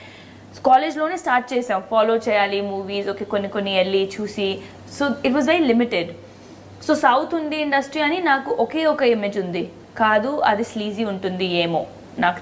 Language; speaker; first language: Telugu; non-native, fluent; Hindi